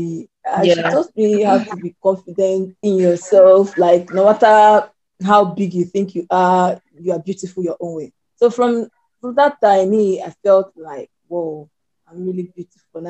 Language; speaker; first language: English; non-native, local second language; Igbo